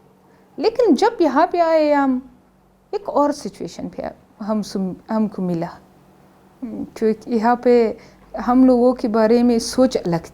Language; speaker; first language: Hindi; non-native, learner; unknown